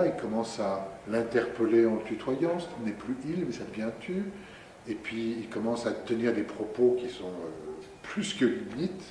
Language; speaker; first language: French; native; French